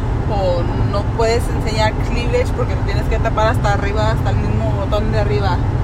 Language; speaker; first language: Spanish; early bilingual, heritage; Spanish